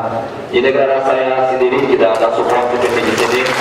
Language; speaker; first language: Indonesian; non-native, fluent; Portuguese